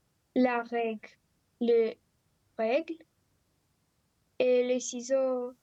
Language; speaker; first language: French; non-native, learner; Romanian